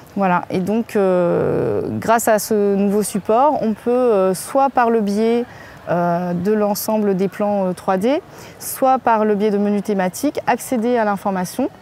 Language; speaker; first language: French; native; French